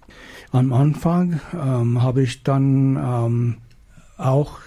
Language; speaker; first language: German; non-native, learner; English